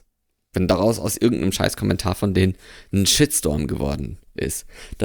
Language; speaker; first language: German; native; German